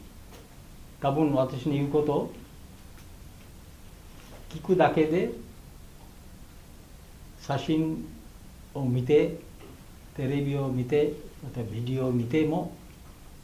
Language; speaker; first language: Japanese; non-native, fluent; Bangla